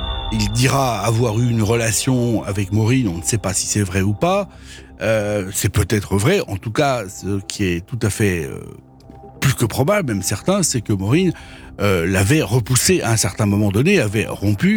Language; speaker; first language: French; native; French